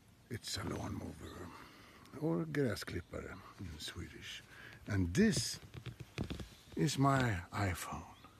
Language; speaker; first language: English; non-native, fluent; Swedish